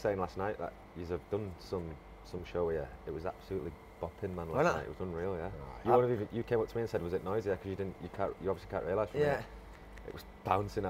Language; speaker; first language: English; native; English